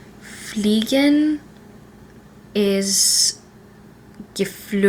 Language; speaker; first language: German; non-native, learner; English